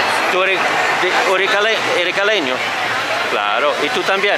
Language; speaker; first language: Spanish; non-native, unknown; English